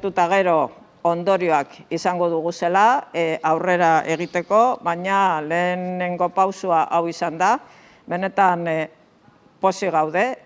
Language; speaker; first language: Basque; native; Basque